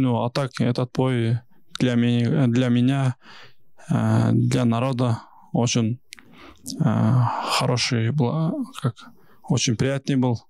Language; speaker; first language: Russian; non-native, local second language; Kyrgyz